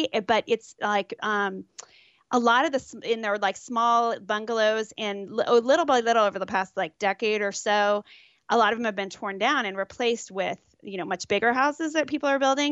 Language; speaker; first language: English; native; English